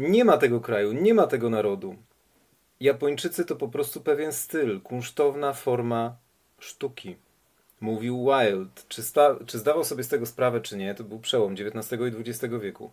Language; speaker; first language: Polish; native; Polish